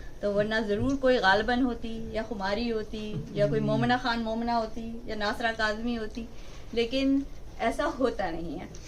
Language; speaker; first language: Urdu; native; Urdu